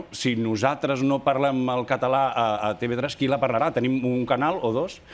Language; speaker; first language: Catalan; native; Catalan